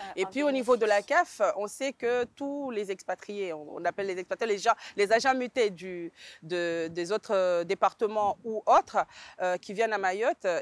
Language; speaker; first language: French; native; French